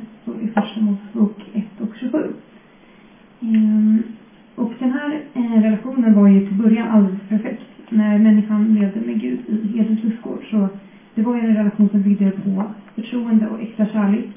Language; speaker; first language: Swedish; native; Swedish